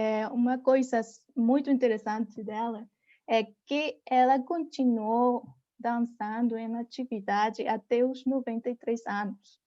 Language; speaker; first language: Portuguese; non-native, fluent; Spanish